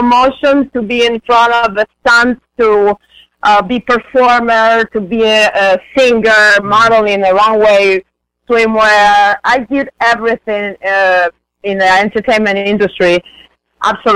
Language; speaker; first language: English; non-native, fluent; Spanish